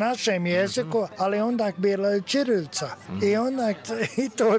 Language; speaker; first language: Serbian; early bilingual, heritage; Serbian